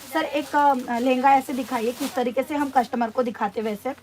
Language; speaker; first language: Hindi; non-native, local second language; Marathi